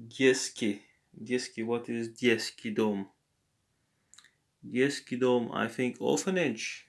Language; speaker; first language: Russian; non-native, learner; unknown